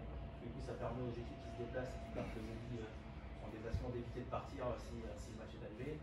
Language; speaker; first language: French; native; French